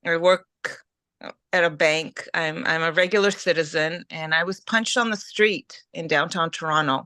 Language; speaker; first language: English; early bilingual, other home language; Ukrainian